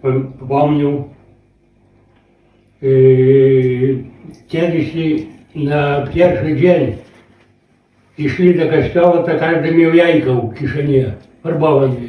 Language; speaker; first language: Polish; non-native, local second language; Belarusian